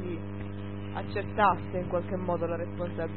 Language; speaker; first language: Italian; native; Italian